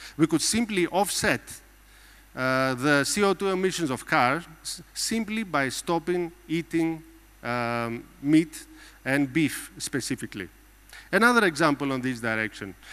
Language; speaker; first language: English; non-native, fluent; Greek